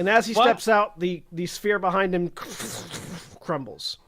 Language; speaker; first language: English; native; English